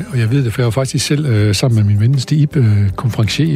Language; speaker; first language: Danish; native; Danish